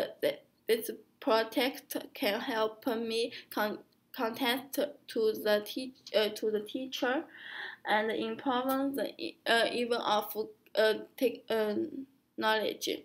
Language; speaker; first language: English; non-native, learner; Chinese